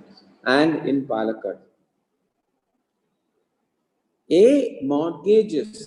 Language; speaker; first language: English; non-native, local second language; Malayalam